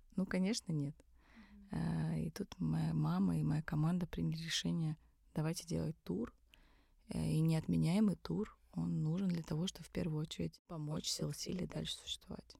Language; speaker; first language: Russian; early bilingual, other home language; Tajik